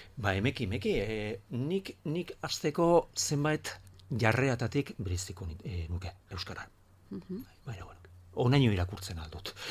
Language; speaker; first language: Basque; non-native, local second language; Spanish